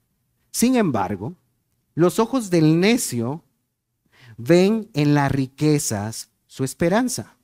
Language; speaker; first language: Spanish; native; Spanish